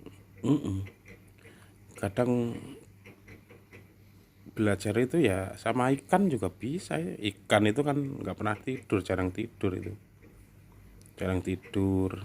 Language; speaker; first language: Indonesian; native; Indonesian